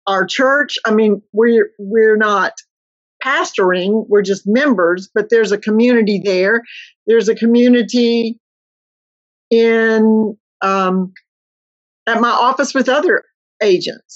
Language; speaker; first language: English; native; English